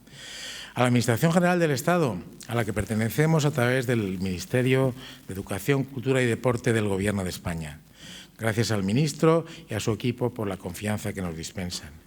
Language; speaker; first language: Spanish; native; Spanish